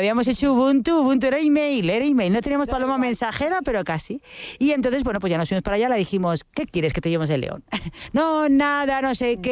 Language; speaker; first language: Spanish; native; Spanish